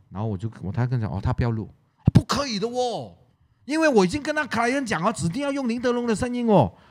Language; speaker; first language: Chinese; non-native, local second language; Cantonese